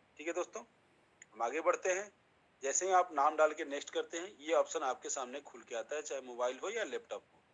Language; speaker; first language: Hindi; native; Hindi